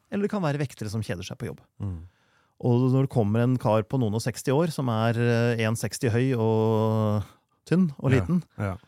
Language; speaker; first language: Norwegian; native; Norwegian